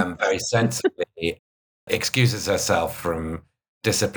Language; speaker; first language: English; native; English